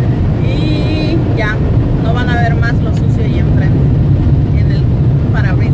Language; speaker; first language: Spanish; native; Spanish